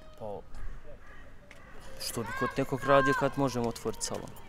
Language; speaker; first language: Croatian; non-native, learner; Kurdish